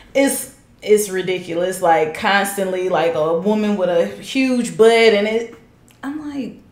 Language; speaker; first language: English; native; English